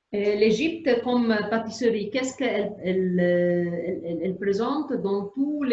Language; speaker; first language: French; non-native, fluent; Arabic